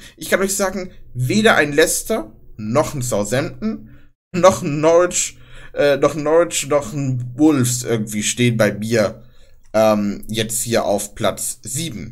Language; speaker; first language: German; native; German